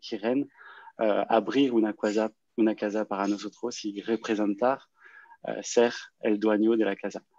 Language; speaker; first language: Spanish; non-native, learner; French